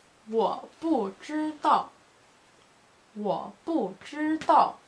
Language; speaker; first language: Chinese; non-native, learner; English